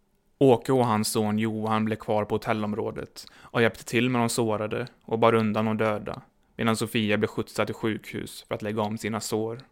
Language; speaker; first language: Swedish; native; Swedish